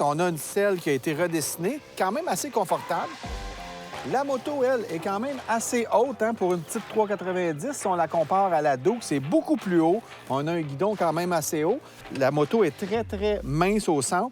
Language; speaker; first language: French; native; French